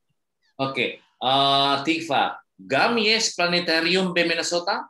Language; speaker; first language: Hebrew; non-native, fluent; Indonesian